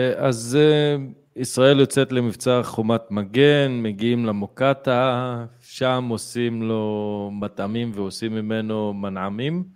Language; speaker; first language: Hebrew; native; Hebrew